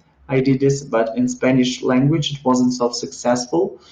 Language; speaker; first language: English; non-native, fluent; Ukrainian